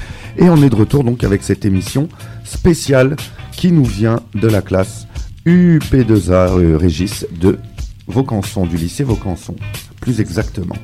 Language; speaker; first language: French; native; French